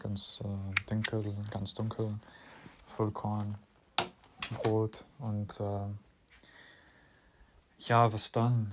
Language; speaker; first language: German; non-native, fluent; Arabic